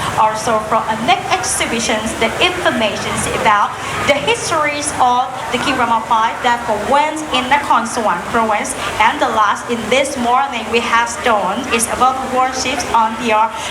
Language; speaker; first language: English; non-native, learner; Thai